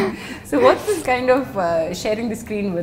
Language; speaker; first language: Telugu; native; Telugu